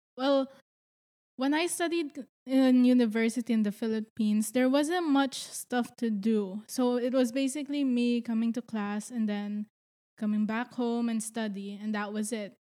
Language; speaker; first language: English; non-native, local second language; Filipino